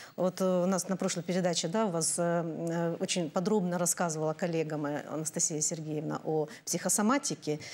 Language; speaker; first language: Russian; native; Russian